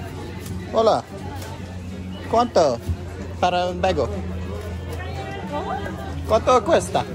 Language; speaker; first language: Spanish; non-native, learner; English